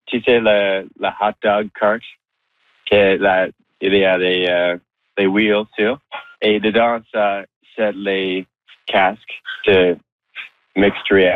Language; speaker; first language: French; non-native, learner; English